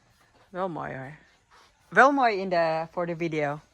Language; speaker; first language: Dutch; non-native, learner; Cebuano